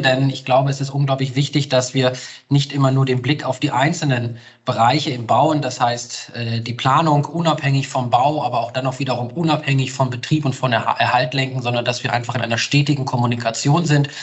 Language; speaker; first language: German; native; German